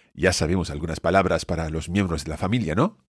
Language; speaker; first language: Spanish; non-native, fluent; English